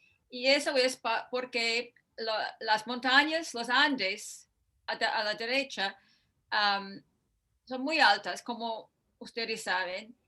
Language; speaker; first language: Spanish; non-native, fluent; English